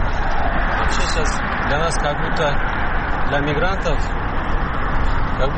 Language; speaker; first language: Russian; non-native, fluent; Tajik